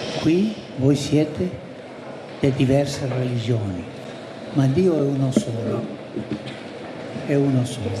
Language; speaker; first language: Italian; non-native, fluent; Spanish